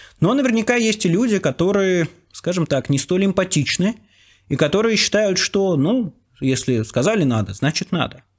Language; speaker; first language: Russian; native; Russian